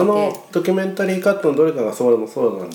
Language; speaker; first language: Japanese; native; Japanese